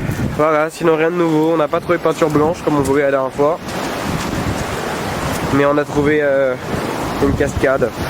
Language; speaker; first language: French; native; French